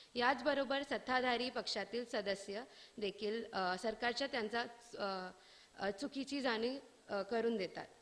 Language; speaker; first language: Marathi; non-native, local second language; Tamil